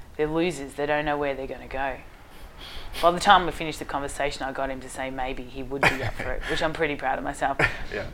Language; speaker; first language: English; native; English